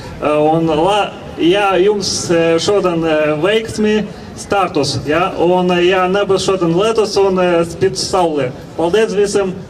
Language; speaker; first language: Latvian; non-native, local second language; Russian